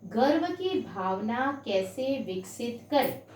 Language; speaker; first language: Hindi; non-native, local second language; Gujarati